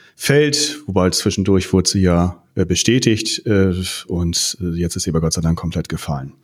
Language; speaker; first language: German; native; German